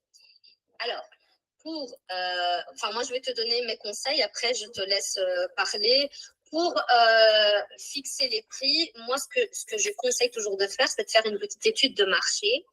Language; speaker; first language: French; native; French